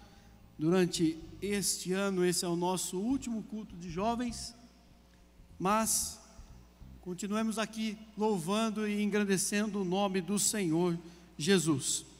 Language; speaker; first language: Portuguese; native; Portuguese